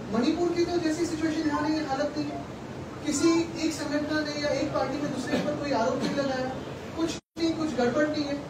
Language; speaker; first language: Hindi; non-native, local second language; Marathi